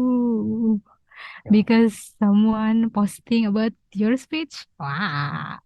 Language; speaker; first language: English; non-native, learner; Indonesian